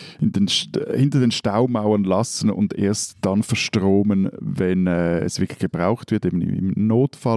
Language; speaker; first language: German; native; German